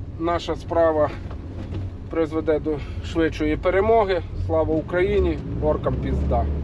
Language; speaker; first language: Ukrainian; native; Ukrainian